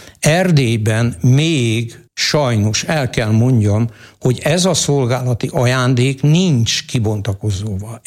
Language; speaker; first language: Hungarian; native; Hungarian